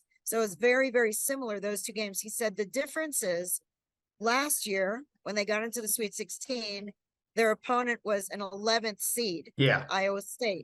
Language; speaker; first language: English; native; English